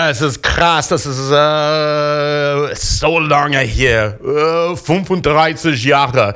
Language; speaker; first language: German; non-native, fluent; English